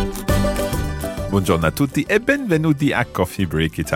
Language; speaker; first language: Italian; non-native, fluent; English